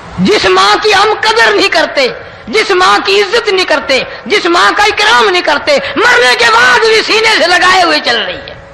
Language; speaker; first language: Urdu; non-native, local second language; Saraiki